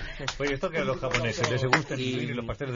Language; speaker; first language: Spanish; native; Spanish